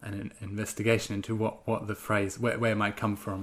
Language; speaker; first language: English; non-native, fluent; German